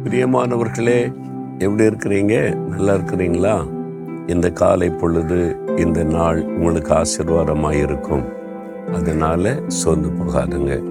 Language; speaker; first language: Tamil; native; Tamil